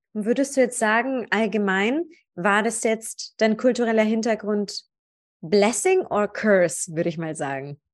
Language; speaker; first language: German; native; German